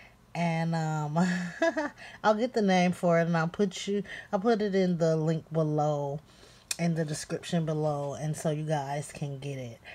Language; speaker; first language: English; native; English